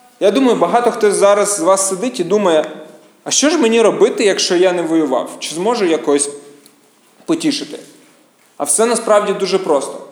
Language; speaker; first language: Ukrainian; native; Ukrainian